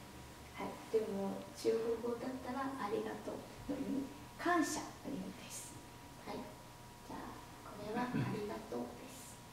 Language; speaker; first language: Japanese; non-native, fluent; Chinese